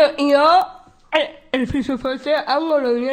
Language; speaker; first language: Spanish; non-native, local second language; Basque